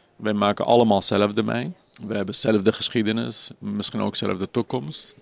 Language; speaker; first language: Dutch; non-native, fluent; Arabic